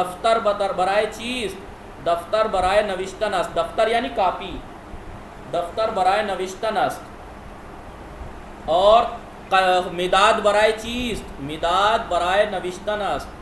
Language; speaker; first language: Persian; non-native, fluent; Urdu